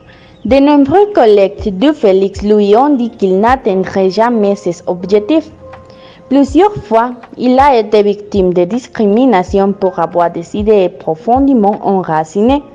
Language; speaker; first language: French; non-native, learner; Spanish